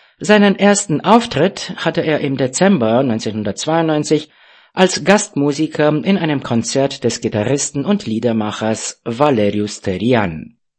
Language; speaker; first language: German; non-native, fluent; Romanian